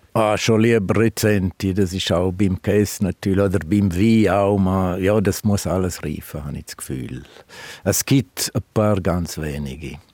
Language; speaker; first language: German; non-native, local second language; Romansh